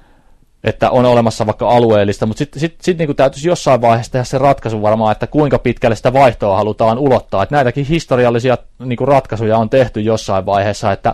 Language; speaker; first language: Finnish; native; Finnish